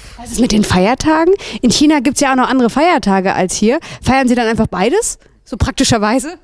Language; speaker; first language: German; native; German